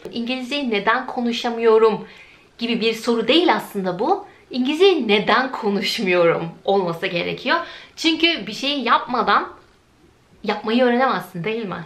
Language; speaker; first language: Turkish; native; Turkish